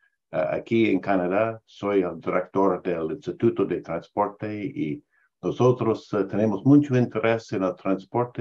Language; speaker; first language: Spanish; non-native, learner; English